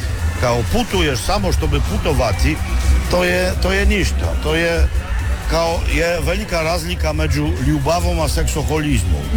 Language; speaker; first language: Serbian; non-native, fluent; Polish